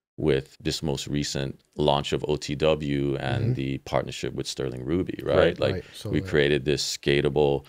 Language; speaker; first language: English; native; English